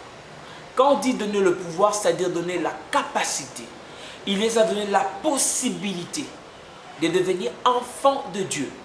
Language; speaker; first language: French; non-native, local second language; Lingala